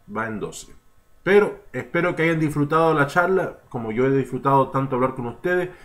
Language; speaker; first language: Spanish; early bilingual, heritage; Spanish